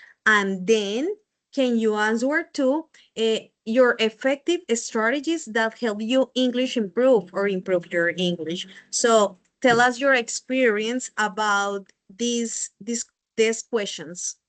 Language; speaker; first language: English; non-native, learner; Spanish